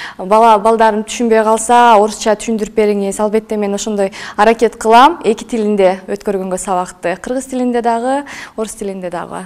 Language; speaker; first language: Kyrgyz; non-native, local second language; Russian